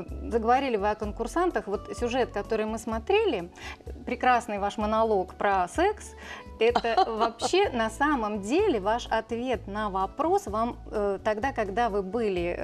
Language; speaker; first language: Russian; native; Russian